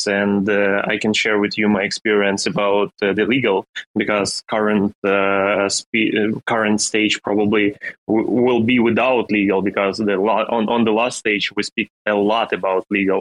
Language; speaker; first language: English; non-native, fluent; Ukrainian